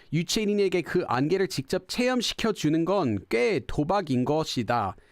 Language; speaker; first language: Korean; non-native, fluent; English